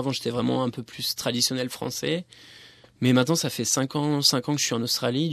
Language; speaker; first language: French; native; French